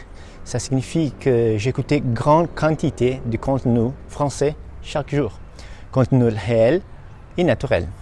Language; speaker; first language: French; non-native, fluent; Portuguese